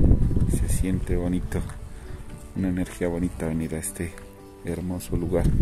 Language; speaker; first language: Spanish; native; Spanish